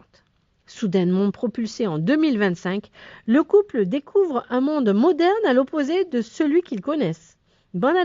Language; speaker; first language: French; native; French